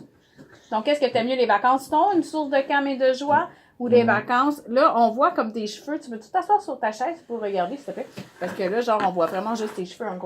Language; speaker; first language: French; native; French